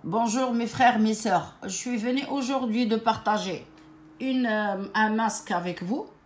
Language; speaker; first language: French; non-native, local second language; Arabic